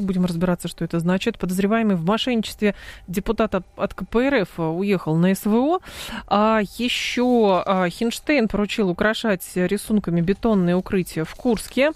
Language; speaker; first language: Russian; native; Russian